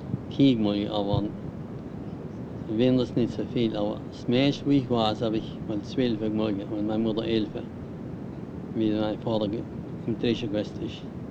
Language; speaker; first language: German; early bilingual, heritage; German